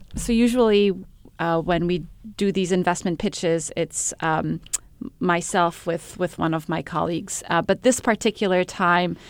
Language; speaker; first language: English; non-native, fluent; Arabic